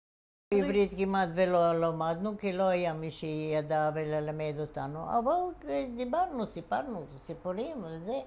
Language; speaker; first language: Hebrew; non-native, fluent; Bulgarian